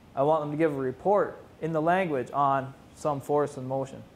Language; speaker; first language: English; native; English